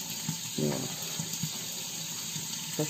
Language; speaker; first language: German; native; German